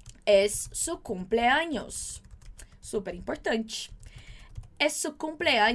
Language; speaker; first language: Spanish; non-native, fluent; Portuguese